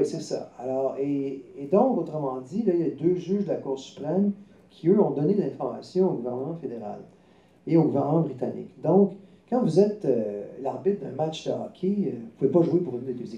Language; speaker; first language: French; native; French